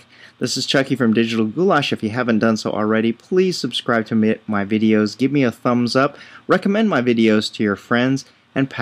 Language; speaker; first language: English; native; English